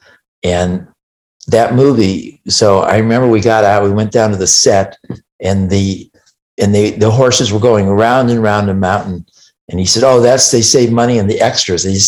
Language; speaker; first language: English; native; English